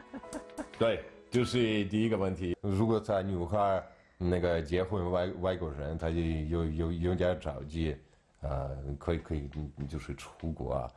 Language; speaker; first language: Chinese; non-native, learner; Russian